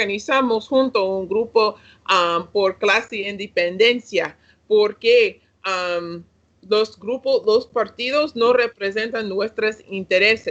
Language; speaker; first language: Spanish; non-native, learner; English